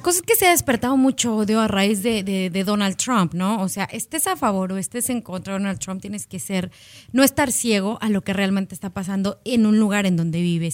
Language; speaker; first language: Spanish; native; Spanish